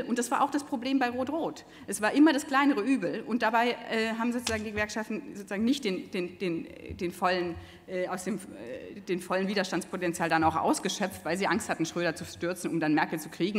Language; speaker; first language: German; native; German